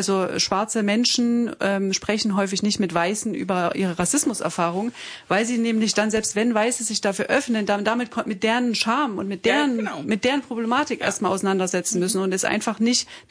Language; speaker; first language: German; native; German